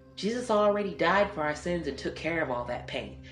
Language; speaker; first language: English; native; English